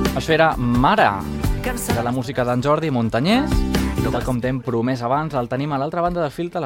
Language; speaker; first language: Catalan; native; Catalan